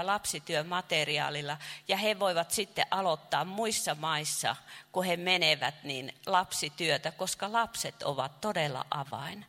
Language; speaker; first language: Finnish; non-native, fluent; Chinese